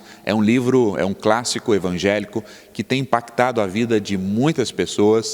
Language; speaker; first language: Portuguese; native; Portuguese